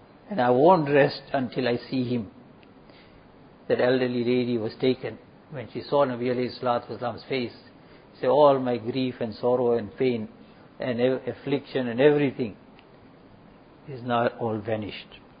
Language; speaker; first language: English; native; English